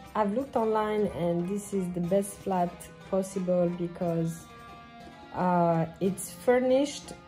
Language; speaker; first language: English; non-native, fluent; French